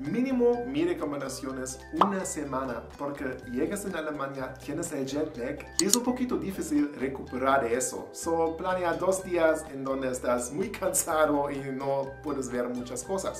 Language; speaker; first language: Spanish; non-native, learner; German